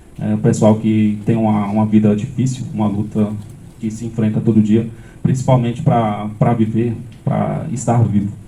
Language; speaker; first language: Portuguese; non-native, local second language; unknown